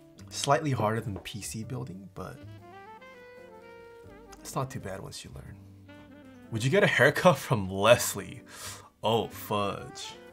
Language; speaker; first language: English; early bilingual, other home language; Korean